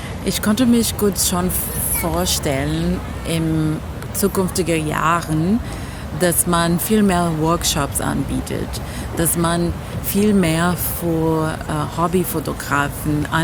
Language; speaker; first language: German; non-native, fluent; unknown